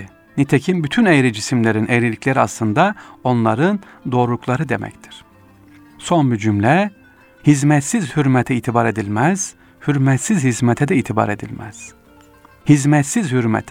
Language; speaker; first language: Turkish; native; Turkish